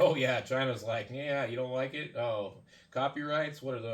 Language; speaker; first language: English; native; English